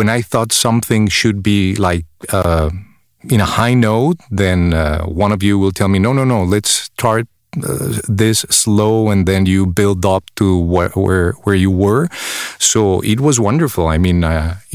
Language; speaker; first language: English; non-native, fluent; Spanish